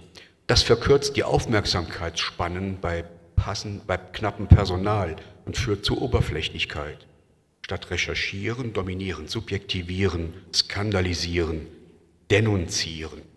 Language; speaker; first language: German; native; German